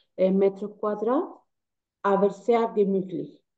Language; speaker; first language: German; non-native, learner; Spanish